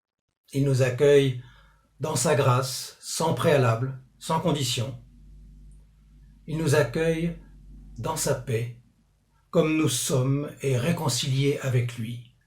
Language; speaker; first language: French; native; French